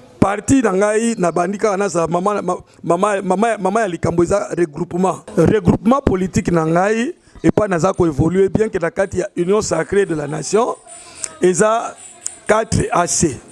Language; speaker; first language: Lingala; native; Lingala